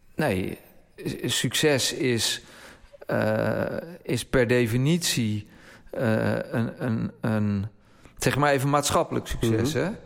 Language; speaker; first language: Dutch; native; Dutch